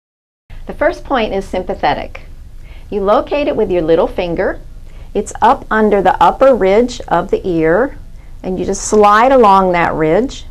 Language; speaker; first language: English; native; English